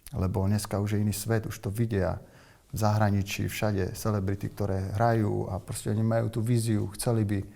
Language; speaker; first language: Slovak; native; Slovak